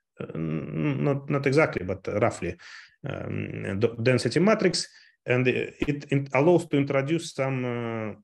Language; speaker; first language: English; non-native, fluent; Russian